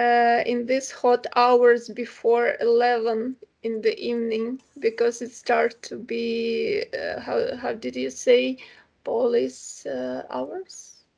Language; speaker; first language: English; non-native, fluent; Ukrainian